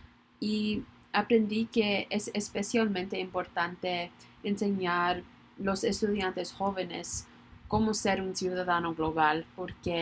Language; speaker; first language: Spanish; non-native, learner; English